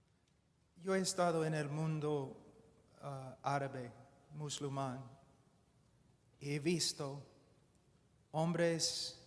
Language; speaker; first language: Spanish; non-native, fluent; English